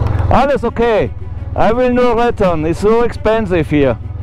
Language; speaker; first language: English; non-native, learner; German